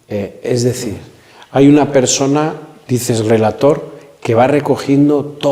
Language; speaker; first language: Spanish; native; Spanish